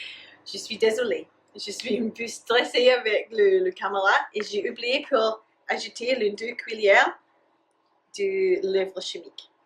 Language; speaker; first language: French; non-native, learner; English